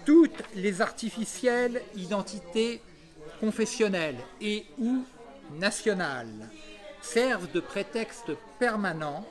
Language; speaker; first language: French; native; French